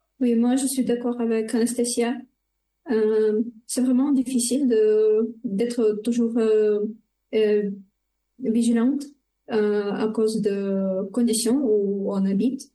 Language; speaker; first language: French; non-native, fluent; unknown